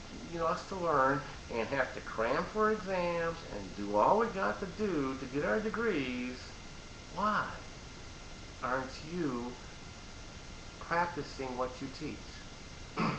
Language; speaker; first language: English; native; English